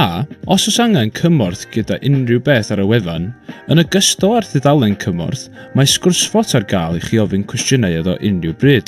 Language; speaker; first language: Welsh; native; Welsh